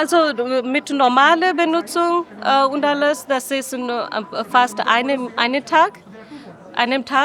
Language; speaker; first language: German; non-native, learner; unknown